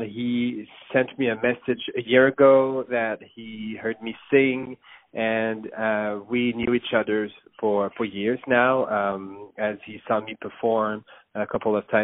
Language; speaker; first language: English; non-native, fluent; French